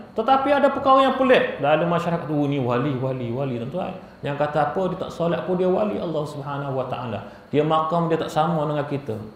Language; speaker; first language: Malay; native; Malay